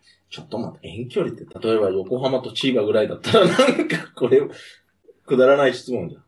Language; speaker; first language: Japanese; non-native, fluent; English